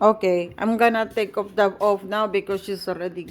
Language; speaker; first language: English; non-native, local second language; Chavacano